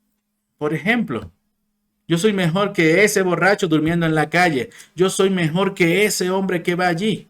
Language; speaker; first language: Spanish; non-native, fluent; English